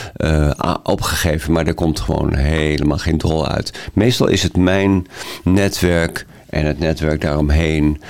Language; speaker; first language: Dutch; native; Dutch